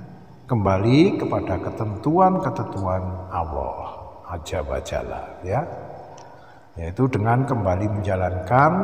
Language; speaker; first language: Indonesian; native; Indonesian